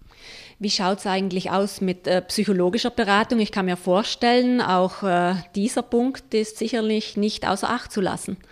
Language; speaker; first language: German; native; German